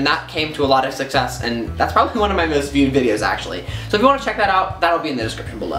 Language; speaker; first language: English; native; English